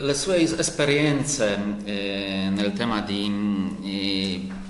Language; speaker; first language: Italian; non-native, learner; Polish